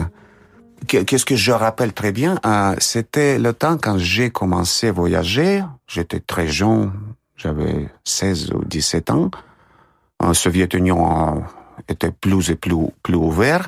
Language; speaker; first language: French; non-native, fluent; Russian